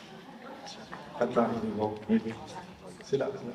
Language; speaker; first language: French; native; French